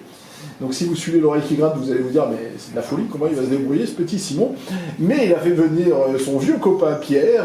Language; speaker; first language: French; native; French